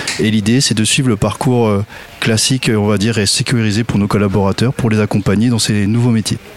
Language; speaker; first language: French; native; French